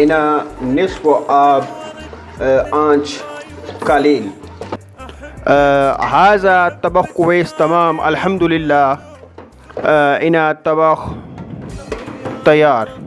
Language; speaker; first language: Arabic; non-native, learner; Urdu